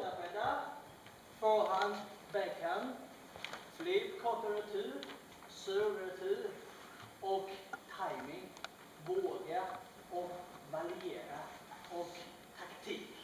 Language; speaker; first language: Swedish; non-native, learner; Chinese